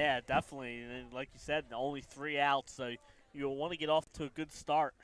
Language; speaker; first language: English; native; English